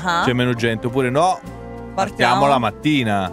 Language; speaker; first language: Italian; native; Italian